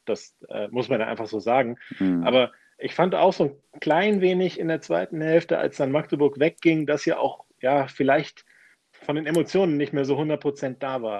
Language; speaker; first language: German; native; German